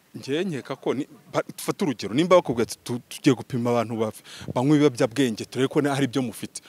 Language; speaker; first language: Kinyarwanda; early bilingual, heritage; Kinyarwanda